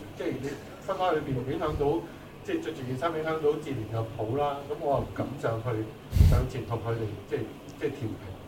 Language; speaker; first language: Cantonese; native; Cantonese